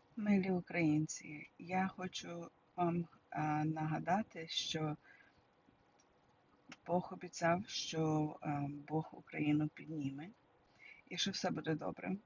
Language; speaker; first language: Ukrainian; early bilingual, heritage; Ukrainian